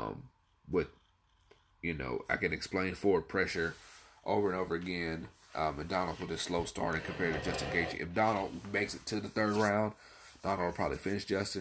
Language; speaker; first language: English; native; English